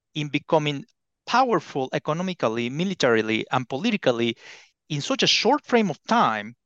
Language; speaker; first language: English; non-native, fluent; Spanish